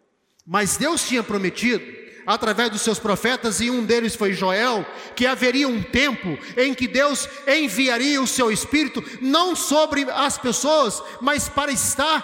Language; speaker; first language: Portuguese; native; Portuguese